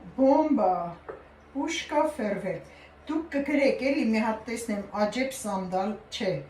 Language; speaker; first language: Armenian; native; Armenian